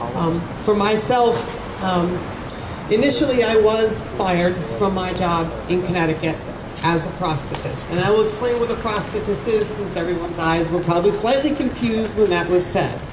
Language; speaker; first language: English; native; English